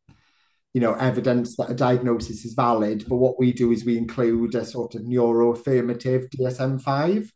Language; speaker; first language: English; native; English